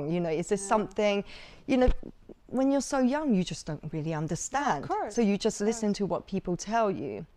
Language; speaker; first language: English; early bilingual, other home language; Cantonese